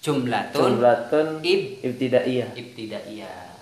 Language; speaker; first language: Arabic; non-native, learner; Indonesian